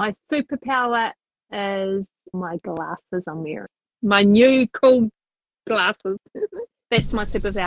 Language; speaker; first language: English; native; English